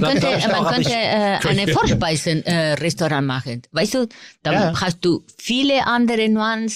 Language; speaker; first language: German; non-native, fluent; Spanish